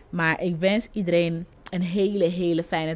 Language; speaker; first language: Dutch; non-native, fluent; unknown